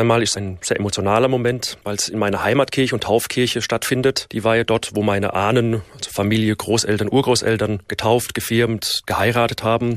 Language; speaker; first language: German; native; German